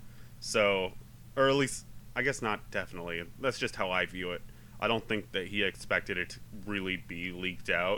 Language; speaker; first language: English; native; English